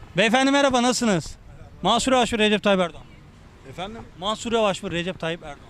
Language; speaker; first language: Turkish; native; Turkish